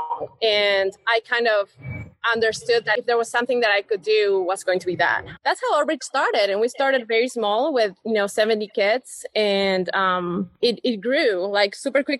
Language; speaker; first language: English; non-native, fluent; Spanish